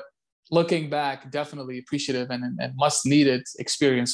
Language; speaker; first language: English; non-native, fluent; Turkish